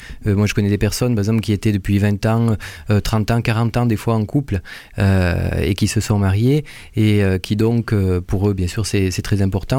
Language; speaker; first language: French; native; French